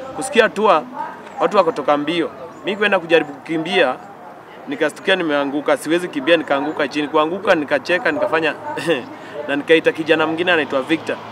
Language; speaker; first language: Swahili; native; Swahili